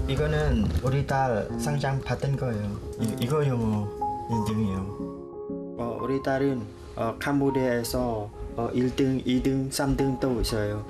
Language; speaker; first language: Korean; non-native, learner; Khmer